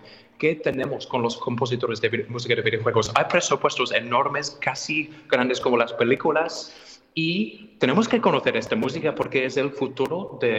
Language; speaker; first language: Spanish; non-native, fluent; English